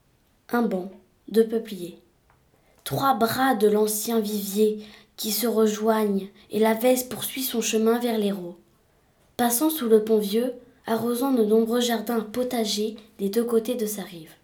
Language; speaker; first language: French; native; French